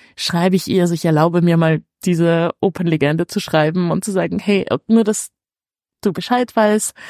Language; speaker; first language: German; native; German